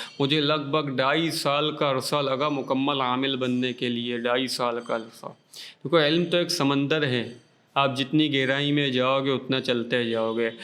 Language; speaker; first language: Urdu; non-native, local second language; Baluchi